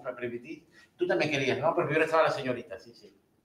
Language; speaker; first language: Spanish; native; Spanish